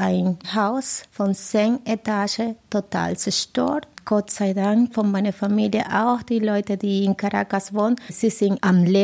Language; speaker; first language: German; non-native, fluent; Spanish